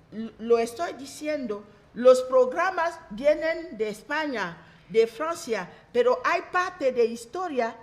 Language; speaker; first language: Spanish; non-native, fluent; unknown